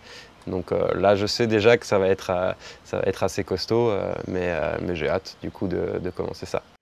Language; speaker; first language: French; native; French